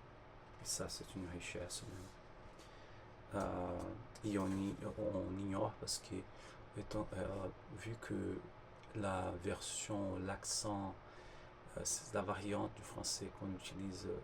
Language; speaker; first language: French; non-native, fluent; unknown